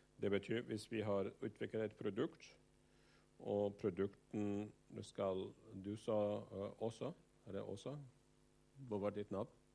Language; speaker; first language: Norwegian; non-native, fluent; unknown